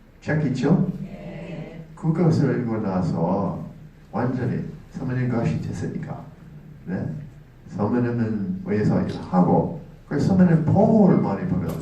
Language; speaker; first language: Korean; non-native, learner; English